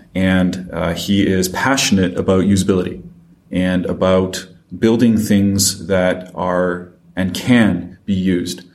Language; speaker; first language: English; non-native, fluent; French